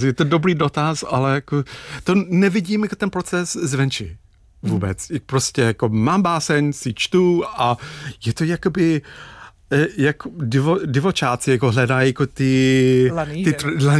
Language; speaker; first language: Czech; non-native, fluent; English